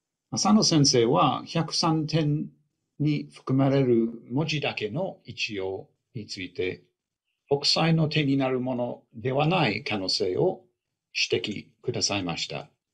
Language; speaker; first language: Japanese; non-native, fluent; English